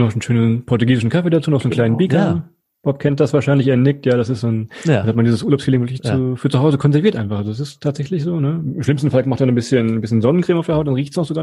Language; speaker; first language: German; native; German